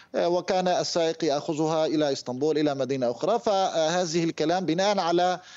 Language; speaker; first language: Arabic; non-native, fluent; Turkish